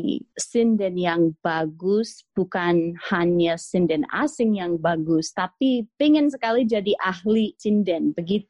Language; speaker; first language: Indonesian; non-native, fluent; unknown